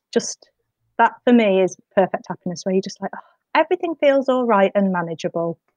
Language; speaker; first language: English; native; English